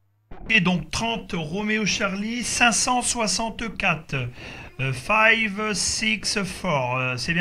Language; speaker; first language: French; native; French